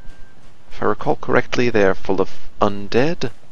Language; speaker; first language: English; native; English